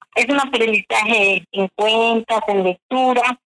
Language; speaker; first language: Spanish; native; Spanish